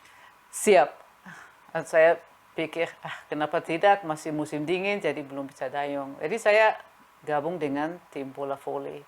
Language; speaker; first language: Indonesian; non-native, fluent; German